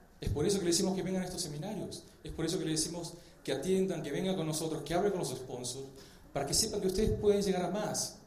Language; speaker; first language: Spanish; early bilingual, other home language; Korean